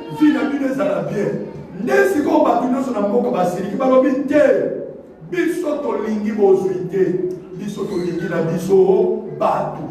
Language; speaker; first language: Lingala; non-native, local second language; Kituba (Democratic Republic of Congo)